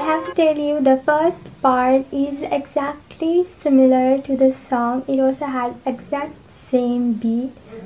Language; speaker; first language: English; non-native, local second language; Nepali